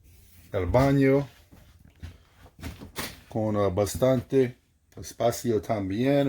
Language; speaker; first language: Spanish; non-native, fluent; English